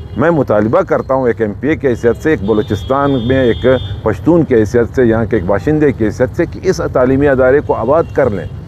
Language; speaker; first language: Urdu; non-native, local second language; Pashto